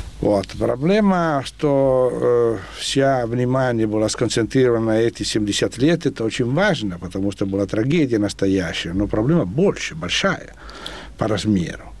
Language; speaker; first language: Russian; non-native, fluent; Italian